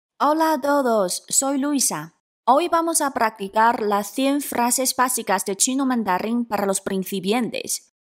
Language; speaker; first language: Spanish; non-native, fluent; Chinese